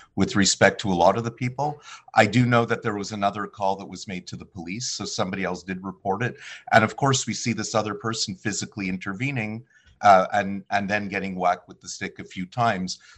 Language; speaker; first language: English; early bilingual, other home language; Polish